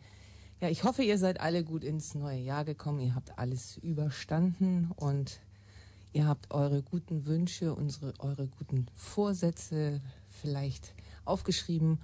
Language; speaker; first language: German; native; German